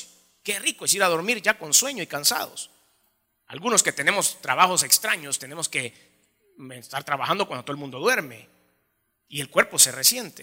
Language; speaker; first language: Spanish; native; Spanish